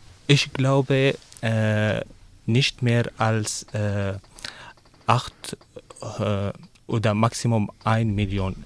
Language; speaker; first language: German; non-native, learner; Arabic